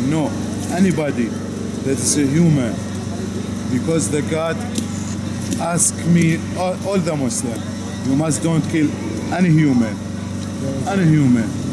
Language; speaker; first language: English; non-native, learner; Arabic